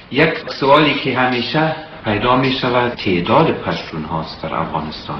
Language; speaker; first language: Persian; non-native, fluent; German